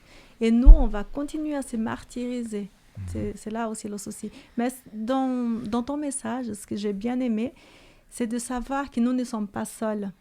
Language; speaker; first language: French; native; French